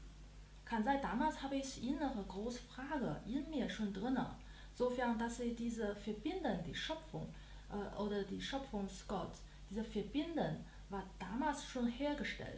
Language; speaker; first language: German; non-native, learner; Chinese